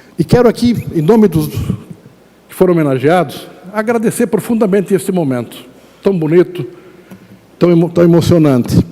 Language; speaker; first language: Portuguese; native; Portuguese